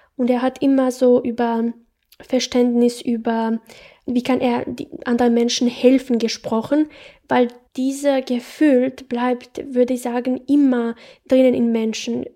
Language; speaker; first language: German; non-native, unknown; Bosnian